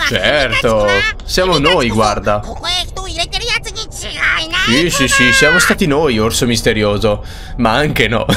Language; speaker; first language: Italian; native; Italian